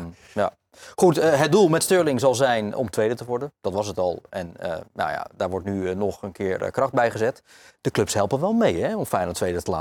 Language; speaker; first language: Dutch; native; Dutch